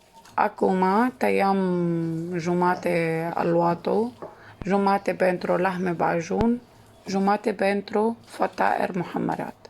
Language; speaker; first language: Romanian; non-native, learner; Arabic